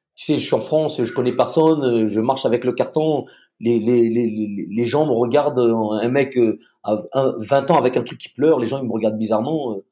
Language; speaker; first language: French; native; French